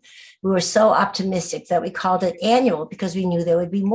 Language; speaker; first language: English; native; English